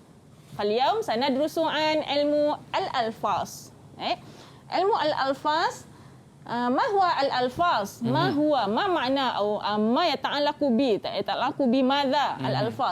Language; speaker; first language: Arabic; non-native, fluent; Malay